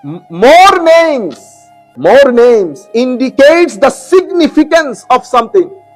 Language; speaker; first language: English; non-native, local second language; Bangla